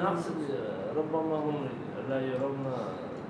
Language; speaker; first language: Arabic; non-native, learner; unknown